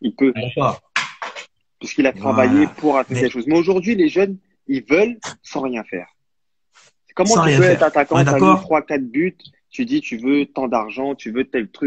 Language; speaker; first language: French; native; French